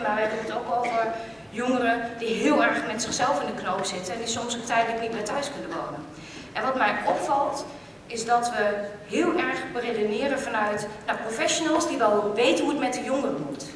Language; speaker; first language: Dutch; native; Dutch